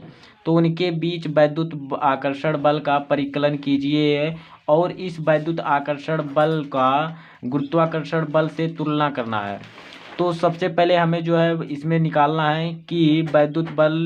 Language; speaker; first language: Hindi; native; Hindi